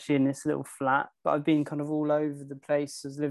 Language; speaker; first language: English; native; English